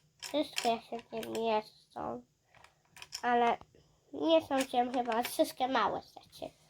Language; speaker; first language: Polish; early bilingual, heritage; Polish